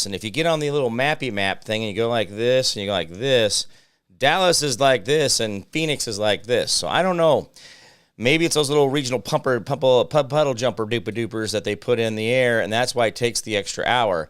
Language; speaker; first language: English; native; English